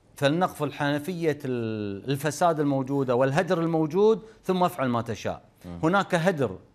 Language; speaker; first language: Arabic; native; Arabic